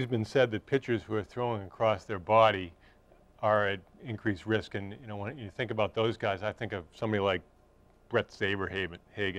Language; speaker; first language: English; native; English